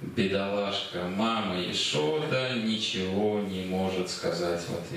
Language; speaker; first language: Russian; native; Russian